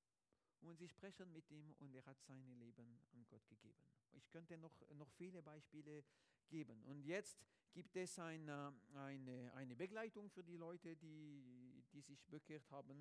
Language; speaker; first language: German; non-native, learner; French